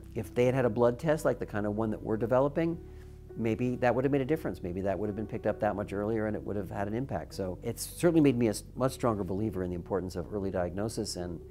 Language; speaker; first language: English; native; English